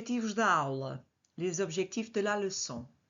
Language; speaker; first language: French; non-native, fluent; Portuguese